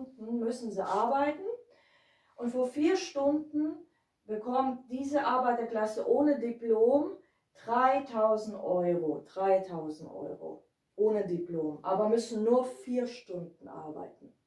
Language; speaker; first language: German; non-native, fluent; Hungarian